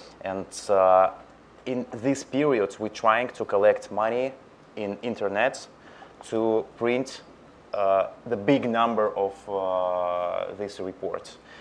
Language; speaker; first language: English; non-native, learner; Russian